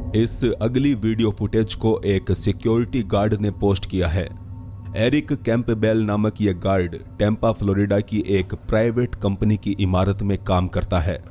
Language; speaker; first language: Hindi; native; Hindi